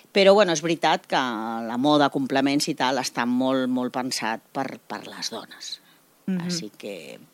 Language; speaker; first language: Catalan; native; Catalan